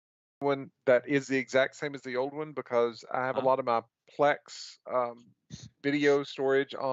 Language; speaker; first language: English; native; English